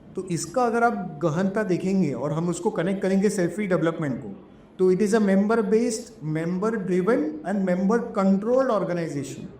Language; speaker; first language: Hindi; non-native, local second language; Marathi